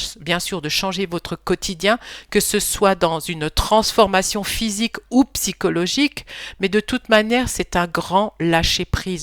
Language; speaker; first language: French; native; French